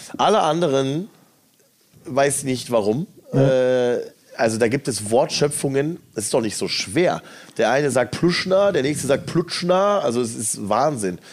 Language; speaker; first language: German; native; German